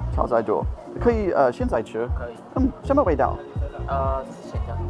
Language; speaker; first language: Chinese; non-native, learner; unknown